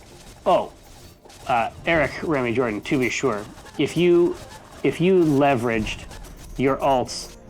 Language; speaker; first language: English; native; English